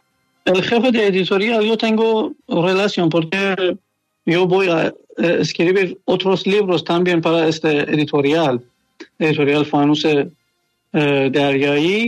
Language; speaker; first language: Spanish; non-native, learner; Persian